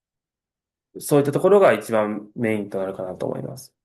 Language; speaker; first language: Japanese; native; Japanese